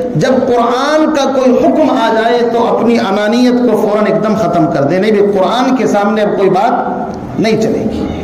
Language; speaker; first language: Urdu; native; Urdu